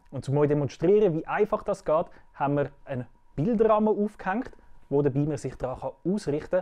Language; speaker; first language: German; native; German